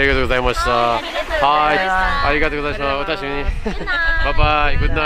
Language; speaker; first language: Japanese; non-native, learner; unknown